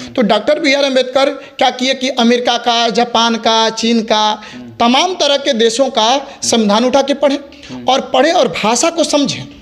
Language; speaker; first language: Hindi; native; Hindi